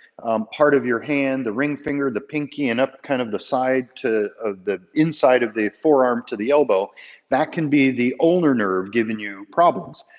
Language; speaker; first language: English; native; English